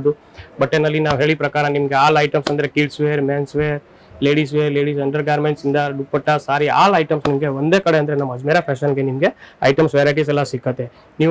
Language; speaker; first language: Kannada; non-native, fluent; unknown